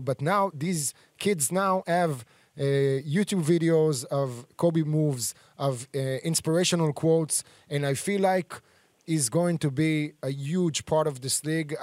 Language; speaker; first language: English; non-native, fluent; Hebrew